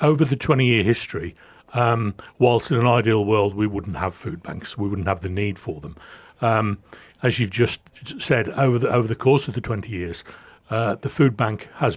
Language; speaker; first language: English; native; English